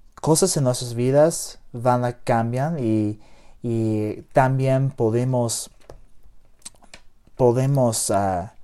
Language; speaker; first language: Spanish; non-native, learner; English